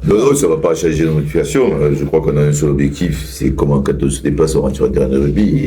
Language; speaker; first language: French; native; French